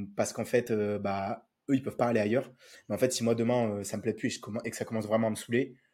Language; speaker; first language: French; native; French